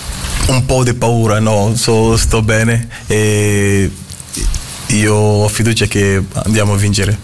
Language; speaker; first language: Italian; non-native, fluent; Portuguese